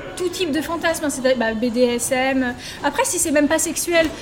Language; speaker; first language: French; native; French